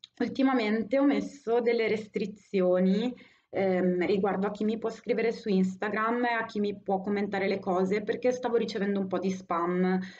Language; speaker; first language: Italian; native; Italian